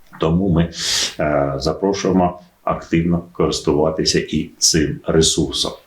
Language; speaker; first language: Ukrainian; native; Ukrainian